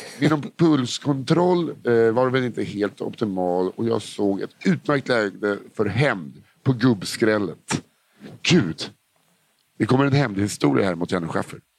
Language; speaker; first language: Swedish; native; Swedish